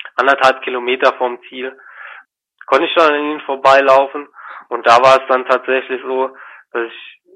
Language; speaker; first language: German; native; German